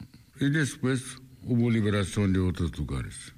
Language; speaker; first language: Spanish; non-native, fluent; Arabic